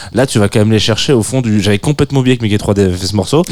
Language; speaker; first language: French; native; French